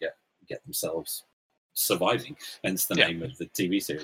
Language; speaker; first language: English; native; English